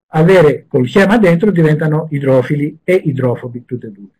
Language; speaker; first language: Italian; non-native, fluent; Greek